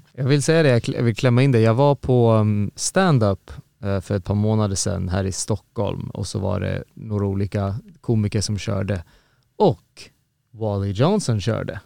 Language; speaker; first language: Swedish; native; Swedish